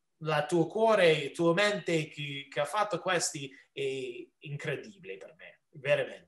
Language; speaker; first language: Italian; early bilingual, heritage; English